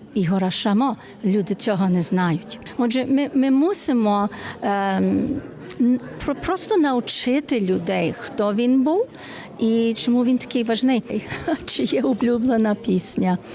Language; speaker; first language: Ukrainian; early bilingual, heritage; Ukrainian